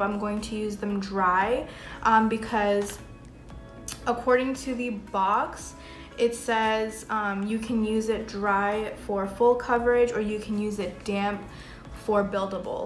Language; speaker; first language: English; native; English